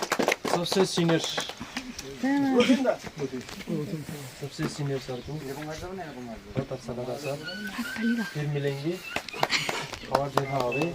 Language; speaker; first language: Hindi; non-native, local second language; Nepali